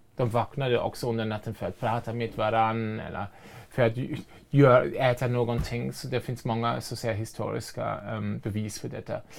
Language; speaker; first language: Swedish; non-native, fluent; German